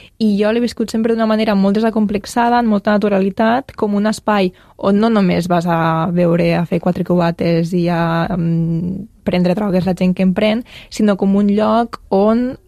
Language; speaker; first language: Catalan; native; Catalan